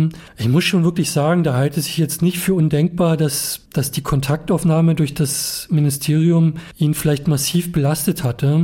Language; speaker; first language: German; native; German